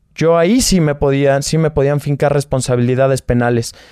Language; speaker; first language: Spanish; native; Spanish